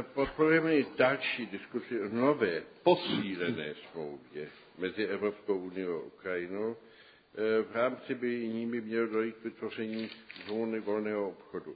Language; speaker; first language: Czech; early bilingual, other home language; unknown